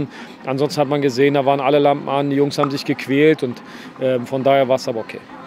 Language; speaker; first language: German; native; German